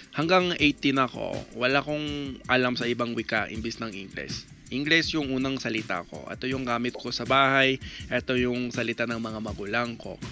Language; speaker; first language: Filipino; non-native, fluent; English